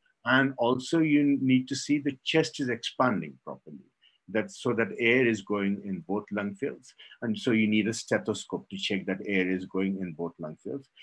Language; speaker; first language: English; non-native, local second language; Marathi